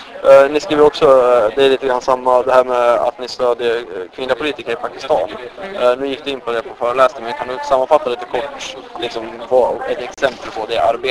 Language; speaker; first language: Swedish; native; Swedish